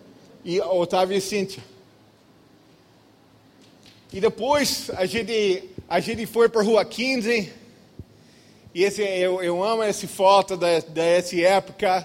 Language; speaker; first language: Portuguese; non-native, fluent; English